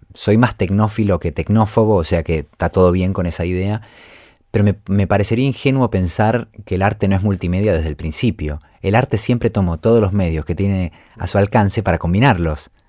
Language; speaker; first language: Spanish; native; Spanish